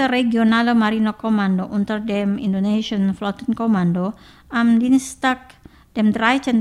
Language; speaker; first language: German; non-native, fluent; Indonesian